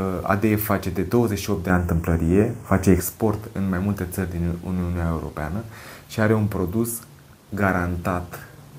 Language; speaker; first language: Romanian; native; Romanian